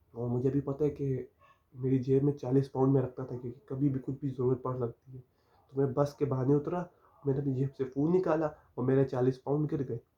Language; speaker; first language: Urdu; non-native, local second language; Punjabi